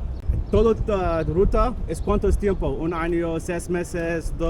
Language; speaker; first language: Spanish; non-native, learner; English